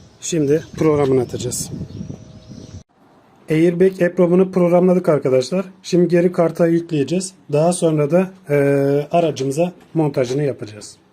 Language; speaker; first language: Turkish; native; Turkish